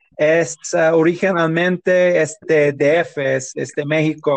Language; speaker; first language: Spanish; non-native, learner; English